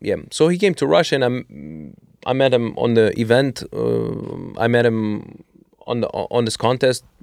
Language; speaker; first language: English; non-native, fluent; Russian